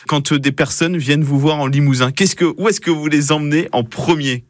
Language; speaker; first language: French; native; French